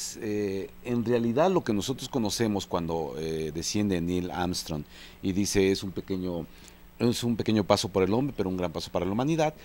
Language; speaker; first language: Spanish; native; Spanish